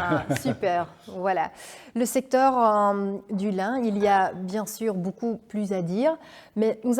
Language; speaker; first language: French; non-native, local second language; Dutch